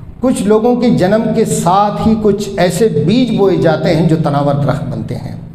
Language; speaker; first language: Urdu; non-native, local second language; Baluchi